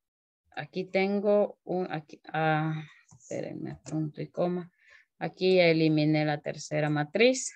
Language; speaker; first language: Spanish; native; Spanish